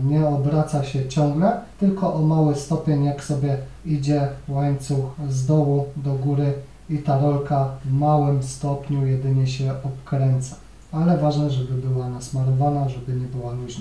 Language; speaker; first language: Polish; native; Polish